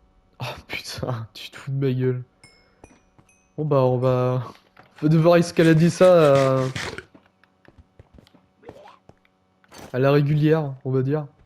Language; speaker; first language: French; native; French